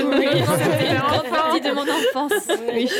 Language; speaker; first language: French; early bilingual, other home language; Spanish